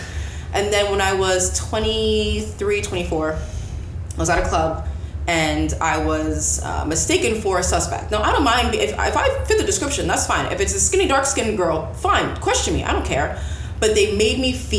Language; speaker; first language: English; native; English